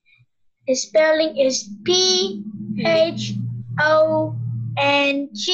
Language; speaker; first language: English; non-native, learner; Vietnamese